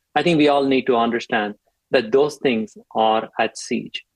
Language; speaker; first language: English; non-native, local second language; Tamil